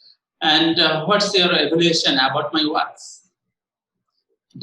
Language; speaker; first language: English; non-native, learner; Bangla